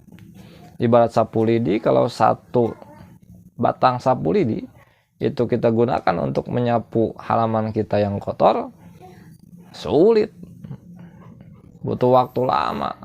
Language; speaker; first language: Indonesian; non-native, local second language; Sundanese